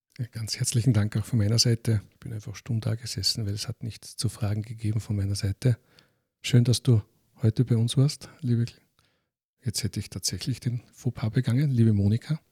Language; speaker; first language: German; native; German